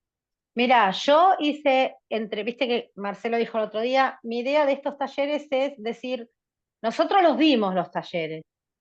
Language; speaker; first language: Spanish; native; Spanish